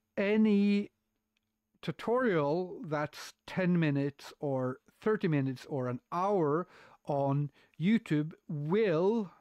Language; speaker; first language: English; non-native, fluent; Norwegian